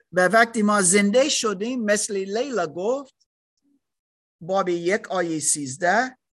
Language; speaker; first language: Persian; non-native, learner; German